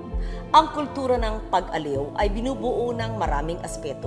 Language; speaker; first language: Filipino; native; Filipino